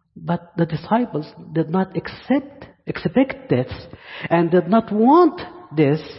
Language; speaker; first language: English; non-native, fluent; Arabic